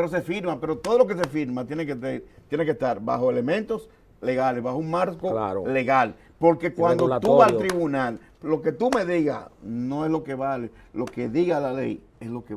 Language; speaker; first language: Spanish; native; Spanish